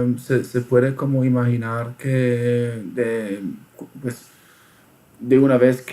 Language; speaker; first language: Spanish; non-native, fluent; German